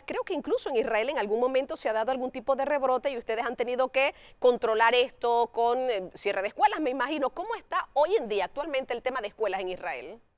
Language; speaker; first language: Spanish; native; Spanish